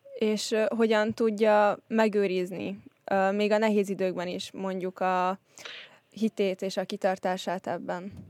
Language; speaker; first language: Hungarian; native; Hungarian